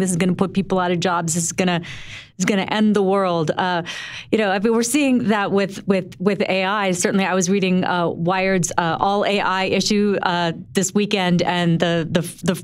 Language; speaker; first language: English; native; English